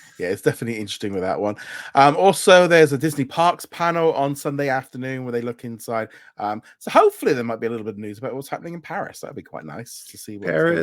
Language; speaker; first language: English; native; English